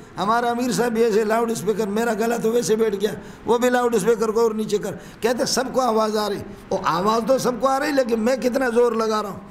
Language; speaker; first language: Urdu; non-native, local second language; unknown